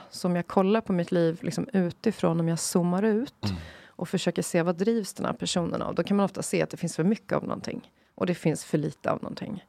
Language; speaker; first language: Swedish; non-native, fluent; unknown